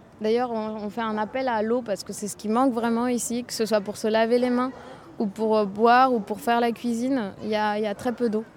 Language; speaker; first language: French; native; French